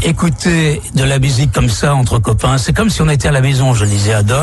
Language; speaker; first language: French; native; French